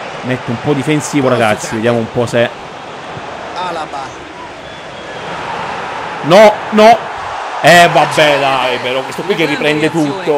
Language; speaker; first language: Italian; native; Italian